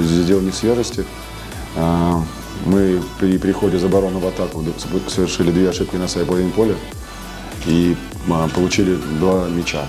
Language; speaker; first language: Russian; native; Russian